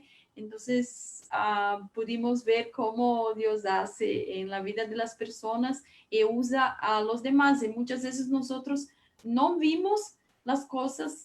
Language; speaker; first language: Spanish; non-native, fluent; Portuguese